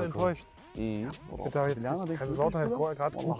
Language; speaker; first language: German; native; German